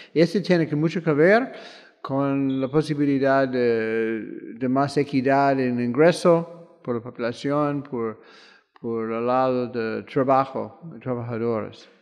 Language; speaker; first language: Spanish; non-native, fluent; English